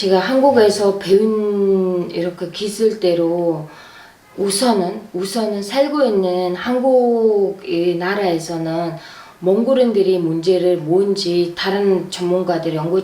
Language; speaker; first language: Korean; non-native, fluent; Mongolian